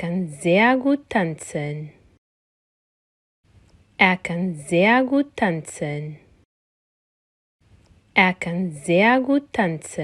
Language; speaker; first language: German; non-native, fluent; Arabic